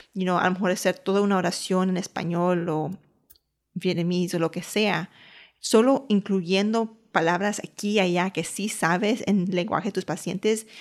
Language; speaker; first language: Spanish; early bilingual, heritage; Spanish